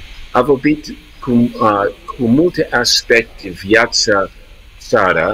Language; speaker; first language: Romanian; early bilingual, heritage; English